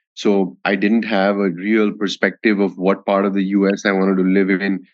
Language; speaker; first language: English; non-native, local second language; Hindi